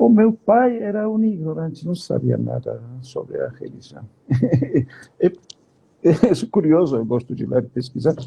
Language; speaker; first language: Portuguese; non-native, fluent; Turkish